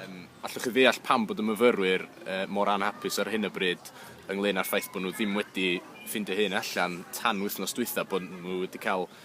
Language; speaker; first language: Welsh; native; Welsh